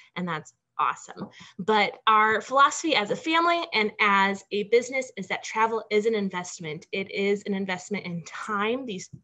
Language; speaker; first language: English; native; English